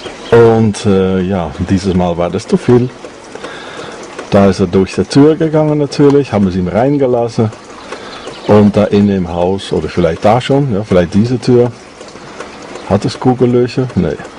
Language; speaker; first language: German; non-native, fluent; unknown